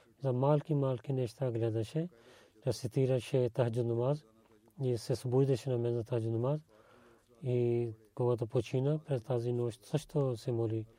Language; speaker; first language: Bulgarian; non-native, learner; Urdu